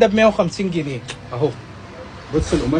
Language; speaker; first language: Arabic; native; Arabic